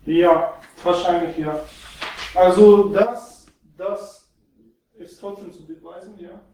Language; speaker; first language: German; non-native, fluent; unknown